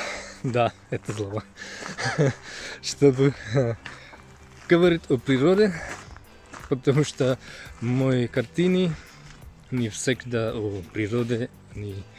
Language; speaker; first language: Russian; non-native, learner; Finnish